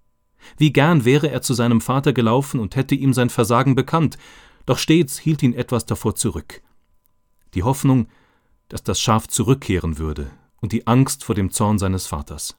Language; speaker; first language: German; native; German